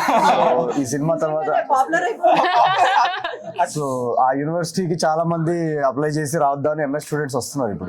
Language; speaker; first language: Telugu; native; Telugu